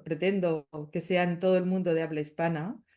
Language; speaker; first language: Spanish; native; Spanish